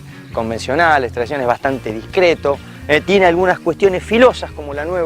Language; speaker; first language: Spanish; native; Spanish